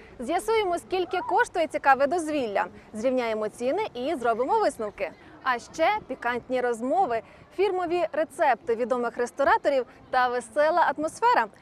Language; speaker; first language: Ukrainian; native; Ukrainian